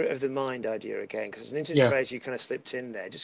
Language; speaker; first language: English; native; English